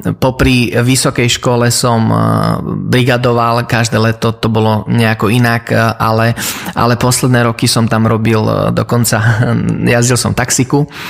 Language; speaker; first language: Slovak; early bilingual, heritage; Slovak